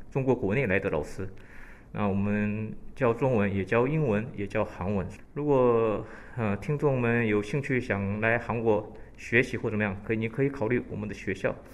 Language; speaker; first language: Chinese; early bilingual, heritage; Chinese